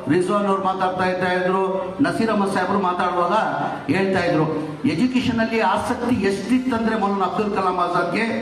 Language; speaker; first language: Kannada; non-native, local second language; Urdu